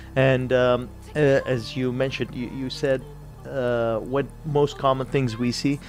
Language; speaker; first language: English; non-native, fluent; Arabic